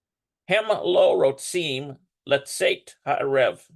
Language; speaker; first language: Hebrew; non-native, learner; English